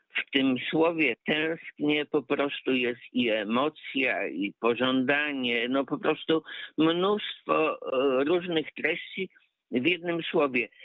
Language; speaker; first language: Polish; native; Polish